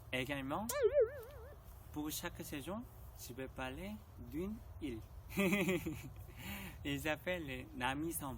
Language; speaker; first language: French; non-native, learner; Korean